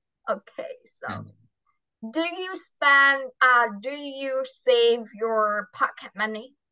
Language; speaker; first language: English; non-native, fluent; Vietnamese